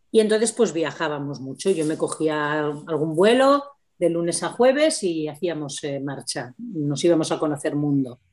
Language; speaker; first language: Spanish; native; Spanish